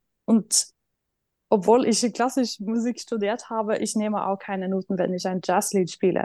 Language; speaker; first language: German; non-native, fluent; Norwegian